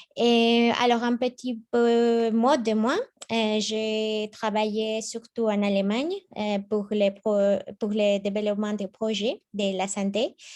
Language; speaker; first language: French; non-native, learner; Spanish